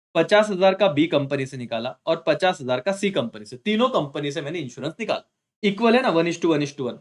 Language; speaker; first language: Hindi; non-native, local second language; Marathi